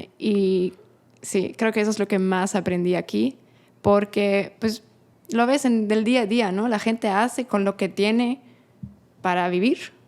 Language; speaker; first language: Spanish; non-native, fluent; German